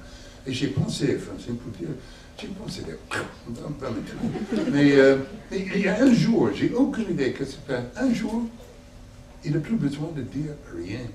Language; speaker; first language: French; non-native, learner; English